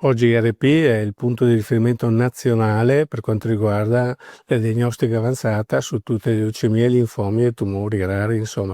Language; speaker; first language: Italian; native; Italian